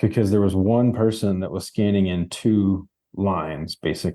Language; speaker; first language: English; native; English